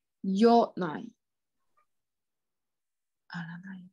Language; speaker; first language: Japanese; non-native, learner; Chinese